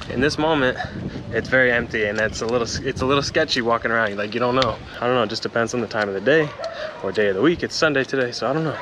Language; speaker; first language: English; native; English